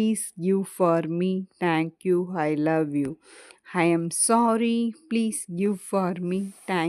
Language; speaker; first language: English; non-native, learner; Tamil